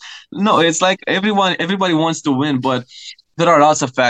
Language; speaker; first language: English; non-native, fluent; Romanian